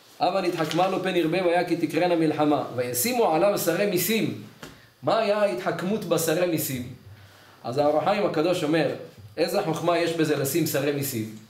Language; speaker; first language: Hebrew; native; Hebrew